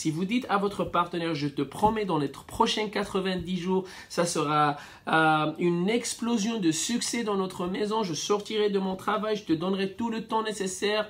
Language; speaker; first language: French; non-native, fluent; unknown